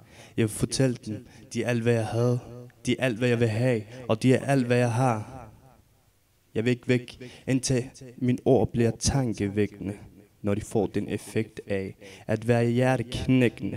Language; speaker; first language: Danish; early bilingual, other home language; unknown